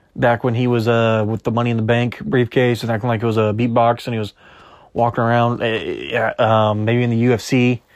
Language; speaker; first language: English; native; English